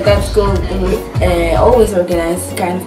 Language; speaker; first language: English; non-native, learner; Spanish